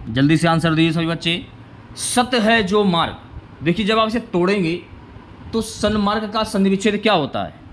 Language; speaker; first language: Hindi; native; Hindi